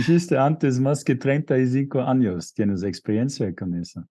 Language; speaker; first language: Spanish; non-native, fluent; German